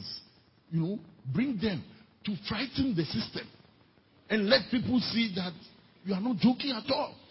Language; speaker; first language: English; non-native, local second language; Ewe